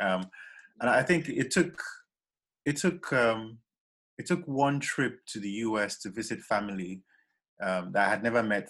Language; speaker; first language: English; non-native, local second language; Yoruba